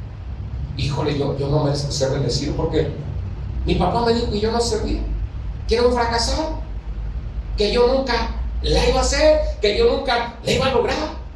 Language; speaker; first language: Spanish; native; Spanish